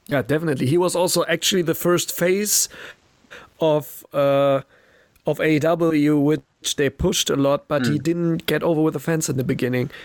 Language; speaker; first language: English; non-native, fluent; German